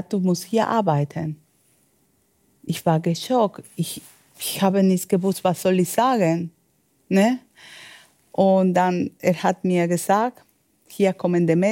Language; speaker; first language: German; non-native, learner; Spanish